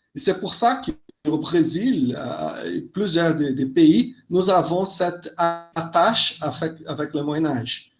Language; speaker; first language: French; non-native, fluent; Portuguese